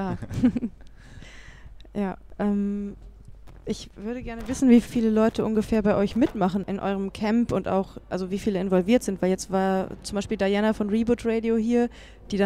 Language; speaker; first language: German; native; German